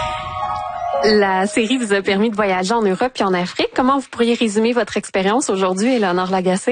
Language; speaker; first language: French; native; French